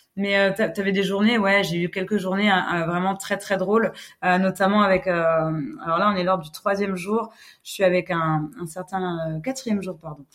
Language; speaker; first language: French; non-native, fluent; English